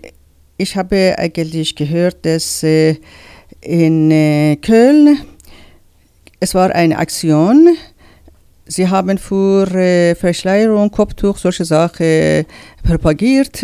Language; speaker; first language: German; non-native, learner; Persian